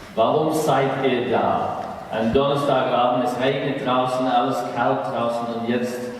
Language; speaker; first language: German; non-native, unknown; English